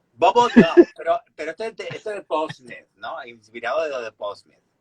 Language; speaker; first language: Spanish; native; Spanish